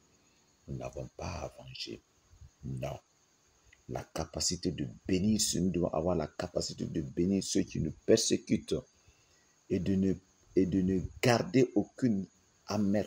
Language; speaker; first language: French; non-native, local second language; Mossi